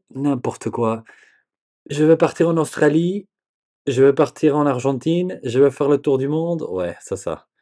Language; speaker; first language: French; non-native, learner; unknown